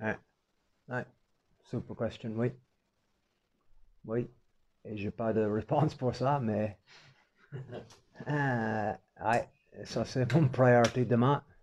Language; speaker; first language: French; non-native, fluent; English